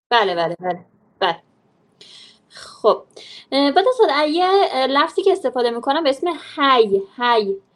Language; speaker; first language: Persian; native; Persian